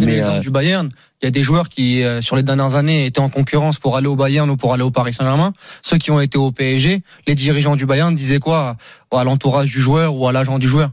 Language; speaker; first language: French; native; French